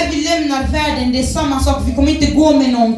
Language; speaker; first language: Swedish; non-native, learner; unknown